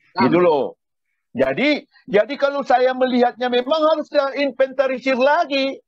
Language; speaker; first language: Indonesian; native; Indonesian